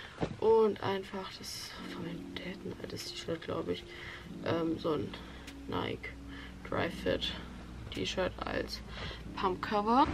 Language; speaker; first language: German; native; German